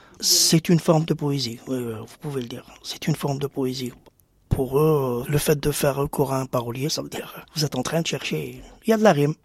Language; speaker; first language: French; non-native, local second language; Arabic